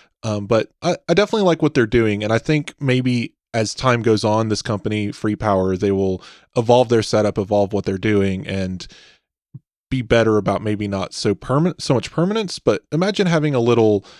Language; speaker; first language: English; native; English